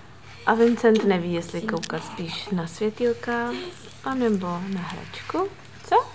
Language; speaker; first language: Czech; native; Czech